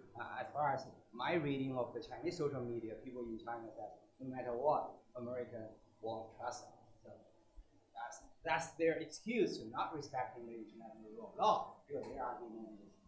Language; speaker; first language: English; native; English